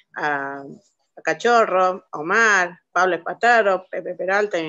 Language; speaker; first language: Spanish; native; Spanish